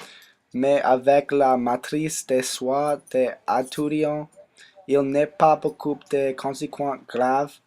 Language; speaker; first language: French; non-native, learner; English